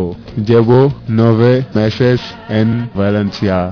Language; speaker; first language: Spanish; non-native, learner; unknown